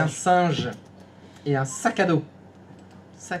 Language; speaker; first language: French; native; French